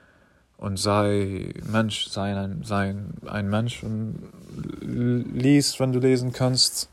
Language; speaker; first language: German; non-native, fluent; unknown